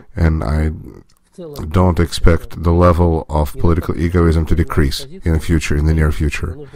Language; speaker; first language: English; non-native, fluent; Russian